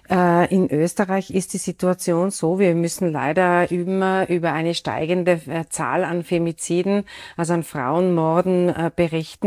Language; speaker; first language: German; native; German